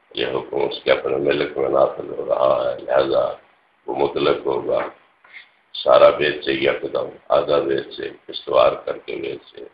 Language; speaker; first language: Urdu; non-native, local second language; Punjabi